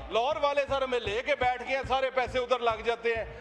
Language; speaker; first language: Urdu; non-native, local second language; Punjabi